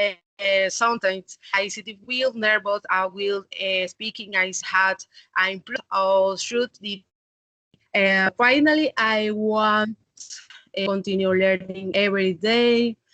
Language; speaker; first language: English; non-native, learner; Spanish